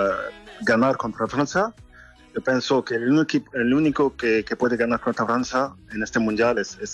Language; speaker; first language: Spanish; non-native, fluent; French